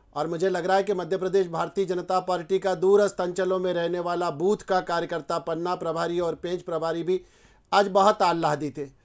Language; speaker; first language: Hindi; native; Hindi